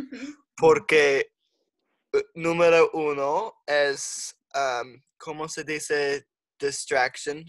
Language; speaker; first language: Spanish; non-native, learner; English